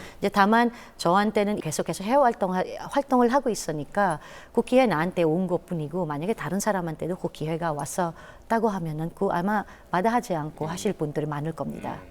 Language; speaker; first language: Korean; non-native, fluent; Filipino